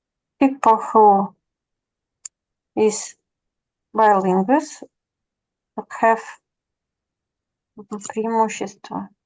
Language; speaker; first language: English; non-native, learner; Russian